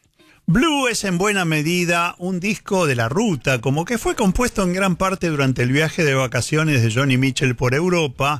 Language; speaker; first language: Spanish; native; Spanish